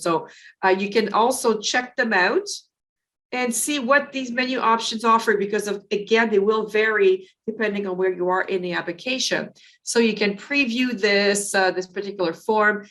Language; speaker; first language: English; native; English